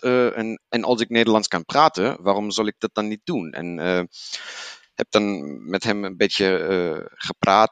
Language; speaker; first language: Dutch; non-native, learner; German